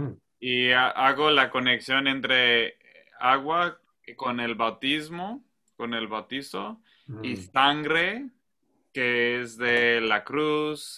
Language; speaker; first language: Spanish; non-native, fluent; English